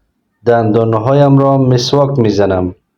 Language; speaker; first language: Persian; native; Persian